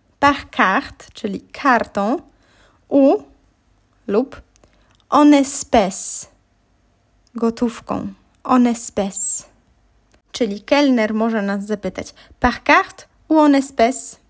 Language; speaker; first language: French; non-native, fluent; Polish